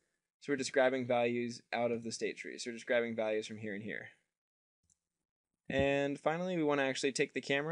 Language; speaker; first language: English; native; English